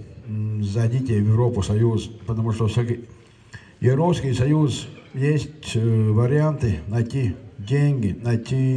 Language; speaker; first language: Russian; non-native, local second language; Latvian